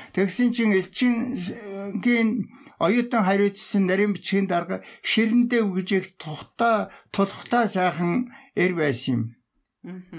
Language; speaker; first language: Mongolian; non-native, local second language; Tuvinian